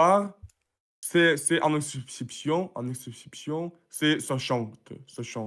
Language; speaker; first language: French; non-native, learner; Russian